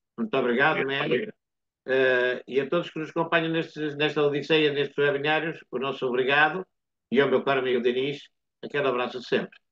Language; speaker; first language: Portuguese; native; Portuguese